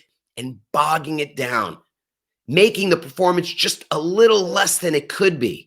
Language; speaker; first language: English; native; English